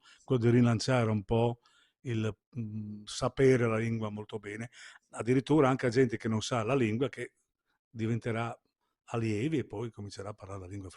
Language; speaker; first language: Italian; native; Italian